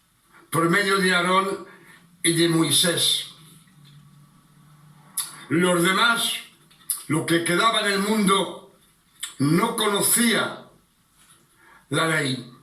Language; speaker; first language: Spanish; non-native, fluent; French